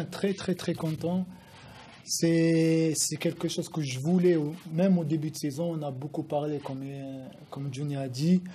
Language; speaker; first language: French; non-native, local second language; Arabic